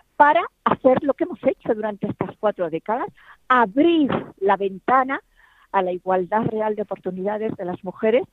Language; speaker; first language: Spanish; native; Spanish